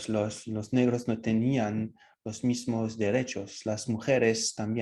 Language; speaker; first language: Spanish; non-native, fluent; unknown